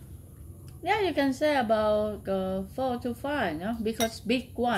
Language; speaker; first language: English; non-native, learner; Thai